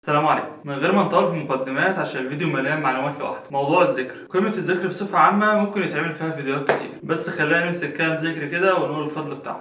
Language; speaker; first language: Arabic; native; Arabic